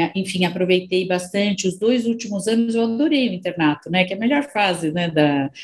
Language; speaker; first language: Portuguese; native; Portuguese